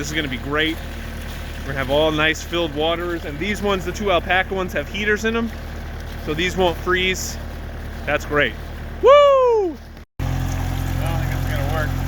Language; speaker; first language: English; native; English